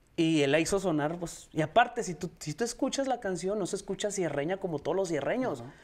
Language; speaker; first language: Spanish; native; Spanish